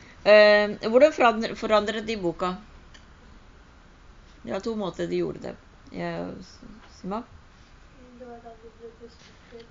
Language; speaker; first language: Norwegian; early bilingual, other home language; Urdu